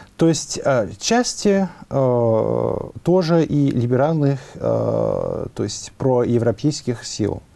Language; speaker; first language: Russian; non-native, fluent; French